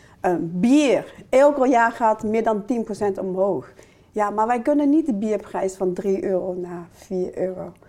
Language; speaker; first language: Dutch; non-native, fluent; Chinese